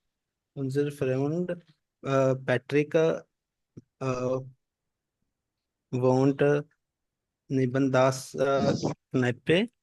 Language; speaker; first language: German; non-native, learner; Urdu